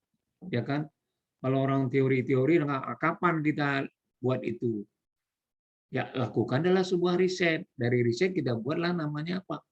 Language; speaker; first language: Indonesian; native; Indonesian